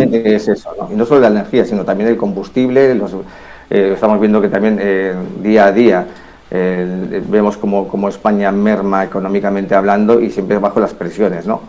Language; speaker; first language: Spanish; native; Spanish